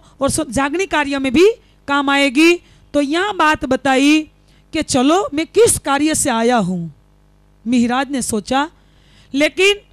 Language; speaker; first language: Hindi; non-native, local second language; Gujarati